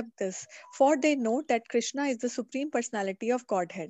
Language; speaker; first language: English; non-native, local second language; Hindi